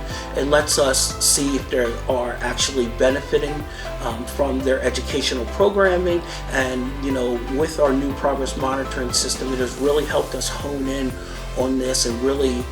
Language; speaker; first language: English; native; English